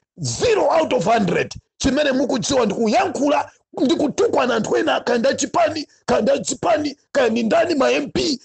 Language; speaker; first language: Nyanja; non-native, local second language; Tumbuka